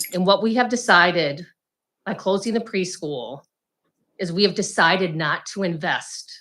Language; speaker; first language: English; native; English